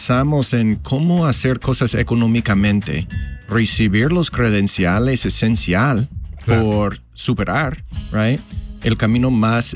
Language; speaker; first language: Spanish; non-native, fluent; English